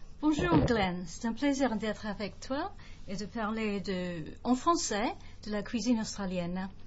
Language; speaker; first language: French; non-native, fluent; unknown